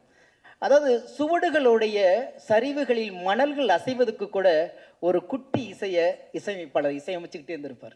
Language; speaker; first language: Tamil; native; Tamil